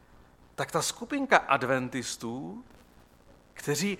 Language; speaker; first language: Czech; native; Czech